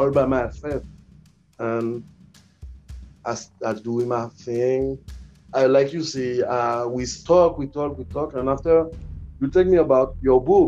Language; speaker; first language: English; non-native, learner; French